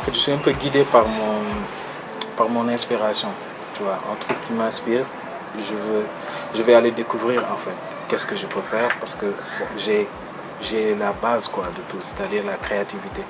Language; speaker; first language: French; non-native, local second language; Wolof